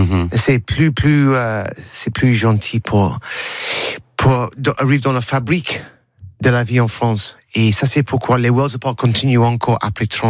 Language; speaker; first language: French; non-native, learner; English